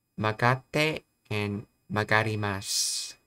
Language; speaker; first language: Japanese; non-native, learner; English